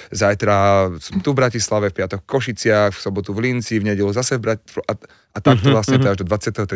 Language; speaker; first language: Slovak; native; Slovak